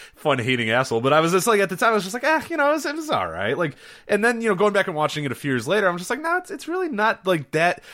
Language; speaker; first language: English; native; English